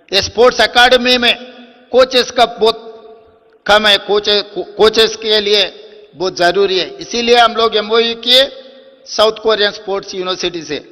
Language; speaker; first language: Hindi; non-native, local second language; Telugu